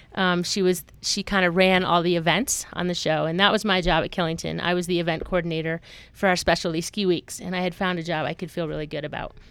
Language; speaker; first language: English; native; English